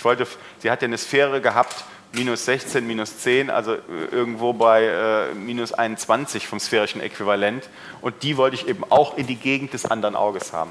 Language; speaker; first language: German; native; German